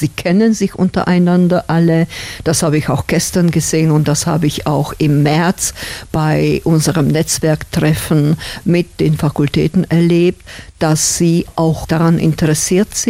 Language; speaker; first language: German; non-native, fluent; Slovak